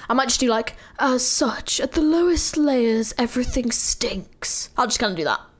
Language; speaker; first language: English; native; English